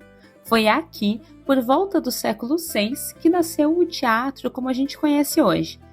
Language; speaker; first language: Portuguese; native; Portuguese